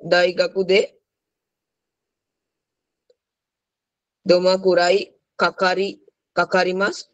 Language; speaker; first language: Japanese; non-native, learner; Sinhala